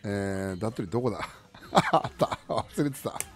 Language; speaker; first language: Japanese; native; Japanese